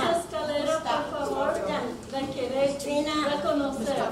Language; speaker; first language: Spanish; early bilingual, heritage; Spanish